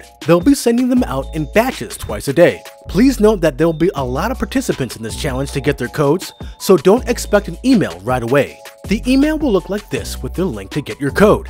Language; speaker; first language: English; native; English